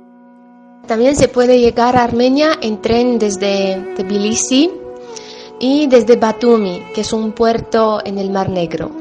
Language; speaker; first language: Spanish; non-native, fluent; Armenian